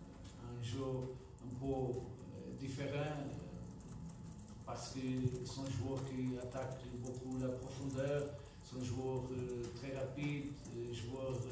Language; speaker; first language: French; non-native, fluent; Portuguese